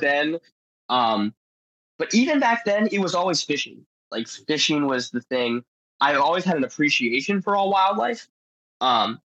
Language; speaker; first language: English; native; English